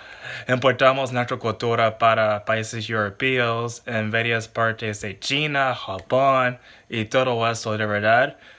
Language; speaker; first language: Spanish; non-native, learner; English